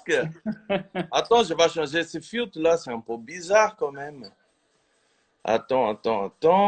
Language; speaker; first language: French; non-native, fluent; Portuguese